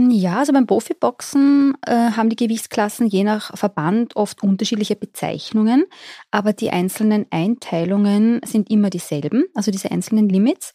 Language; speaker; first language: German; native; German